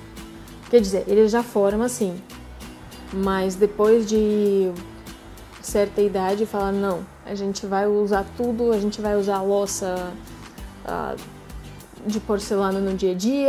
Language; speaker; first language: Portuguese; non-native, fluent; Russian